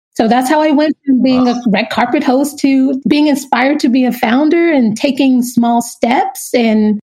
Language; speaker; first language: English; native; English